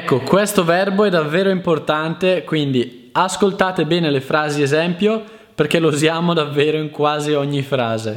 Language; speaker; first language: Italian; native; Italian